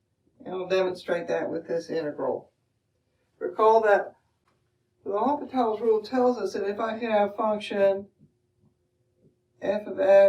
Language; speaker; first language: English; native; English